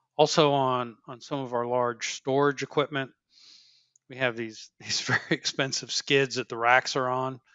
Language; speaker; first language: English; native; English